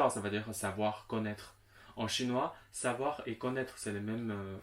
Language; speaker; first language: French; non-native, local second language; Chinese